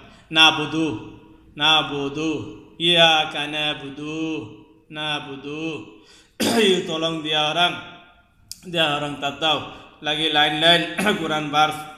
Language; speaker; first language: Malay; non-native, local second language; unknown